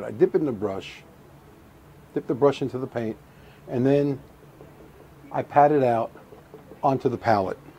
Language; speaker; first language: English; native; English